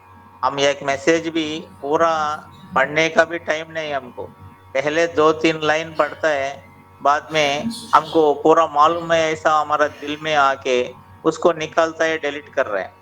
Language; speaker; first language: Hindi; non-native, local second language; Telugu